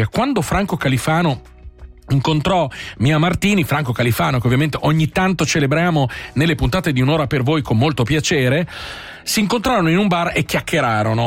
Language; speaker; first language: Italian; native; Italian